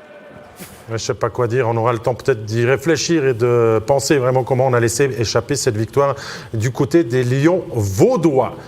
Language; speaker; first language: French; native; French